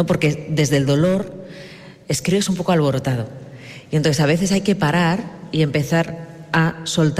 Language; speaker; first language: Spanish; native; Spanish